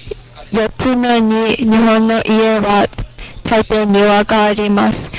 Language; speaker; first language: Japanese; non-native, learner; English